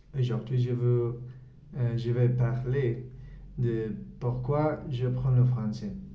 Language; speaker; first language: French; non-native, learner; Spanish